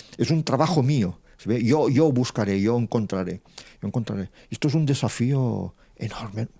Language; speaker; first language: Spanish; non-native, local second language; Catalan